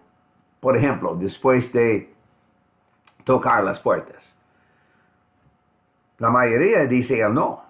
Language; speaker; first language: Spanish; non-native, fluent; English